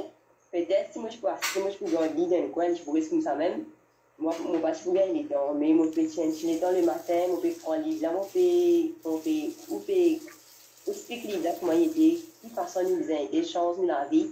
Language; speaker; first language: French; non-native, learner; Morisyen